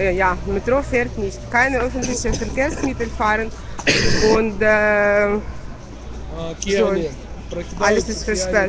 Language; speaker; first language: German; non-native, fluent; Russian